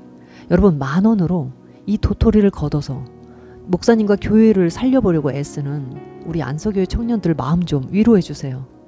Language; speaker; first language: Korean; native; Korean